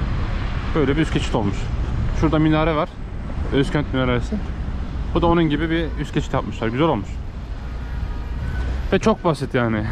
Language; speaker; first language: Turkish; native; Turkish